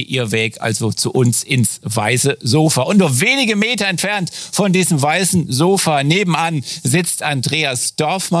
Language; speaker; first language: German; native; German